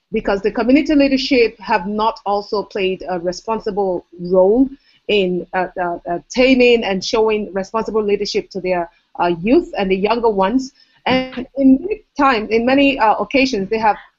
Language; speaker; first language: English; non-native, local second language; Igbo